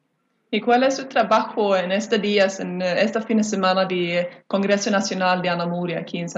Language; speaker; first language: Spanish; non-native, learner; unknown